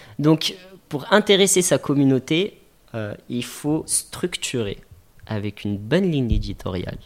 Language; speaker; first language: French; native; French